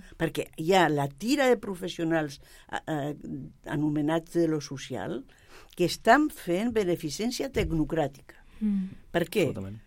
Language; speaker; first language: Catalan; non-native, local second language; Spanish